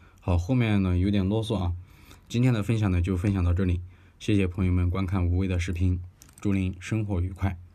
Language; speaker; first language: Chinese; native; Chinese